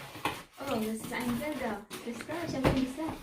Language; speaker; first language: German; non-native, learner; Filipino